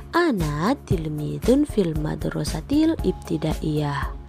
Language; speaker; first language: Arabic; non-native, fluent; Indonesian